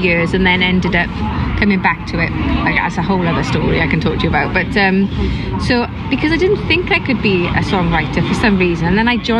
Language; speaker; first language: English; native; English